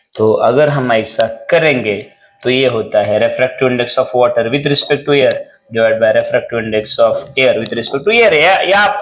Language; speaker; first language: Hindi; non-native, local second language; Marathi